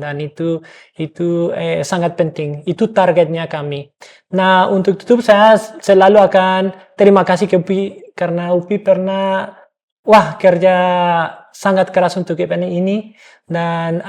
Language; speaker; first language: Indonesian; non-native, fluent; English